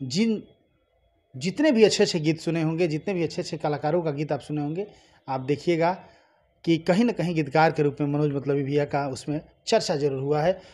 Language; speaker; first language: Hindi; native; Hindi